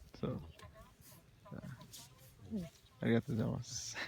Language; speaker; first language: Japanese; non-native, learner; English